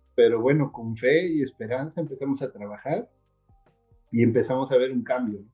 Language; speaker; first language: Spanish; native; Spanish